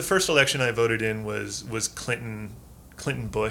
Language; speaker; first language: English; native; English